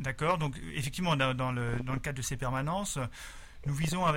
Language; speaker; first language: French; native; French